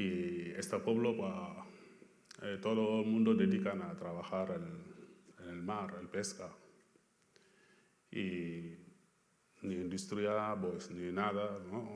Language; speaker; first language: Spanish; non-native, fluent; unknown